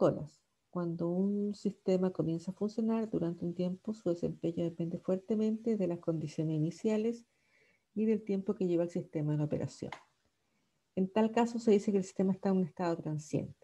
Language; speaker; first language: Spanish; native; Spanish